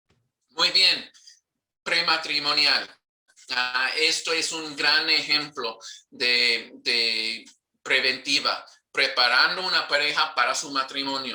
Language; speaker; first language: Spanish; non-native, fluent; English